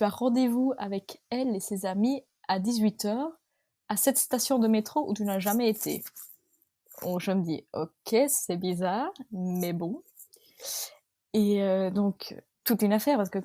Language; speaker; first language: French; native; French